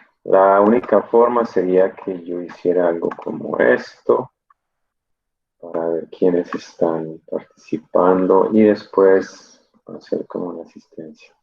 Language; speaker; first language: Spanish; native; Spanish